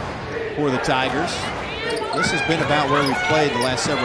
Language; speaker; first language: English; native; English